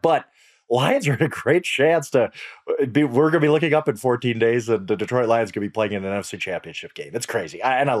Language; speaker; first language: English; native; English